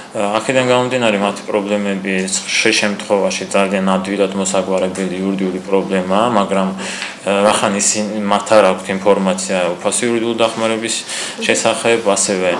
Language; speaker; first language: Georgian; non-native, local second language; Azerbaijani